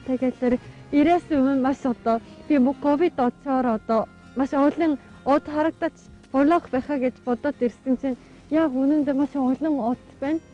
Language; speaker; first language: Mongolian; non-native, fluent; Korean